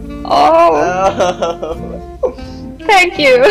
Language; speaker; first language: English; non-native, learner; Thai